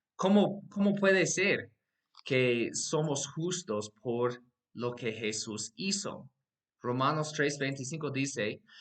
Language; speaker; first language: Spanish; non-native, fluent; English